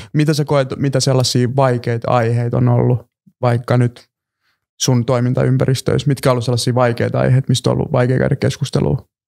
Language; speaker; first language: Finnish; early bilingual, other home language; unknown